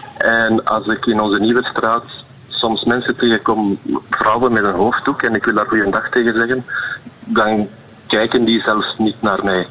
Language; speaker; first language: Dutch; native; Dutch